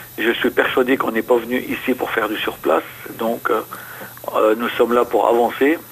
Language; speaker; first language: French; non-native, local second language; Arabic